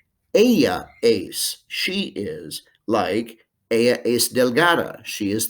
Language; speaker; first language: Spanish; non-native, fluent; English